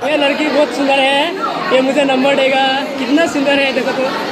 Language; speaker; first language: Hindi; non-native, local second language; Assamese